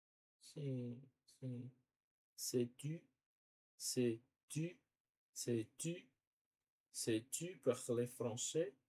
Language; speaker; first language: French; non-native, learner; Portuguese